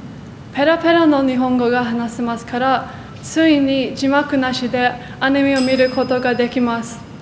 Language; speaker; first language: Japanese; non-native, learner; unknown